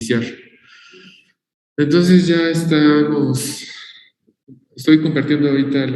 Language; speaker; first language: Spanish; native; Spanish